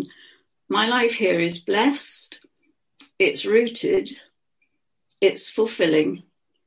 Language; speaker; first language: English; native; English